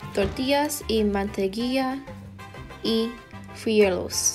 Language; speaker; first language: Spanish; non-native, learner; English